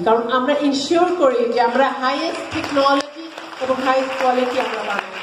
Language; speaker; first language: Bangla; early bilingual, heritage; Bangla